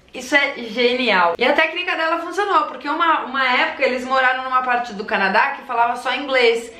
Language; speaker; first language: Portuguese; native; Portuguese